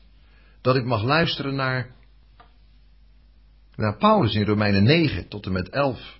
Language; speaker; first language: Dutch; native; Dutch